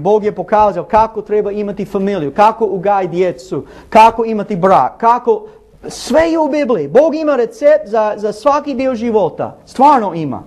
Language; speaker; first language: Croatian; non-native, learner; English